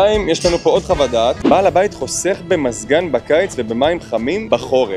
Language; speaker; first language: Hebrew; native; Hebrew